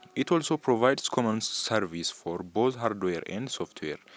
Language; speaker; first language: English; non-native, local second language; Amharic